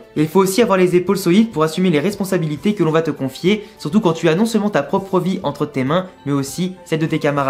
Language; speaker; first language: French; native; French